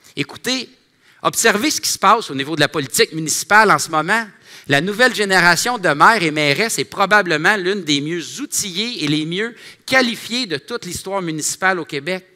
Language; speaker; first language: French; native; French